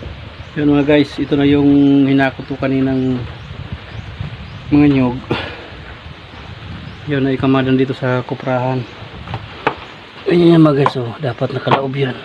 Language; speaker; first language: Filipino; non-native, local second language; Bikol